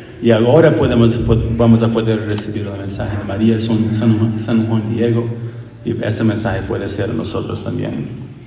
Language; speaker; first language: Spanish; non-native, fluent; English